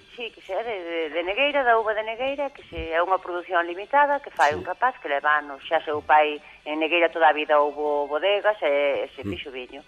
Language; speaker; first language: Galician; native; Galician